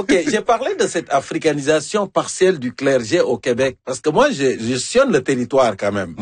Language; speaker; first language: French; native; French